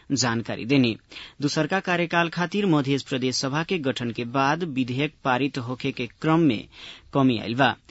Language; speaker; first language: Bhojpuri; native; Bhojpuri